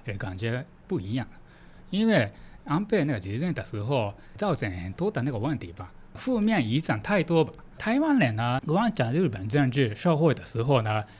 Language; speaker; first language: Chinese; non-native, fluent; Japanese